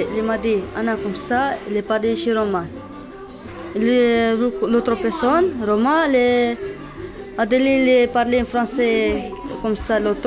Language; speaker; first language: French; non-native, learner; Romany